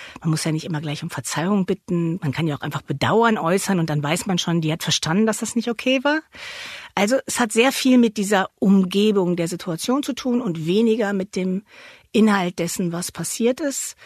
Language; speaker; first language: German; native; German